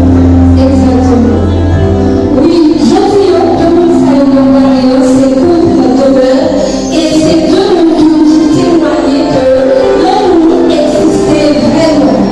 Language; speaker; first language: French; non-native, local second language; Haitian Creole